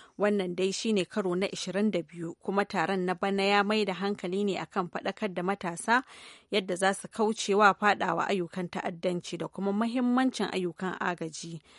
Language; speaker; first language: Hausa; native; Hausa